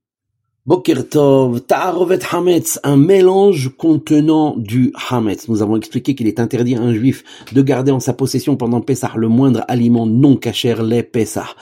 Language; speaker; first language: French; native; French